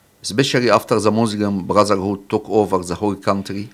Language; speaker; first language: English; non-native, fluent; Arabic